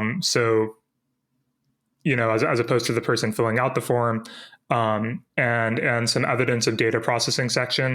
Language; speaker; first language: English; native; English